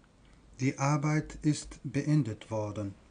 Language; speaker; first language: German; non-native, fluent; Persian